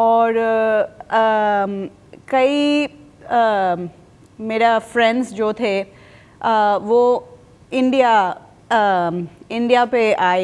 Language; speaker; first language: Hindi; non-native, fluent; Spanish